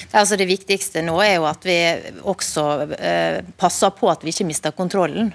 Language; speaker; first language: Norwegian; native; Norwegian